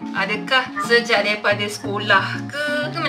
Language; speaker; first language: Malay; native; Malay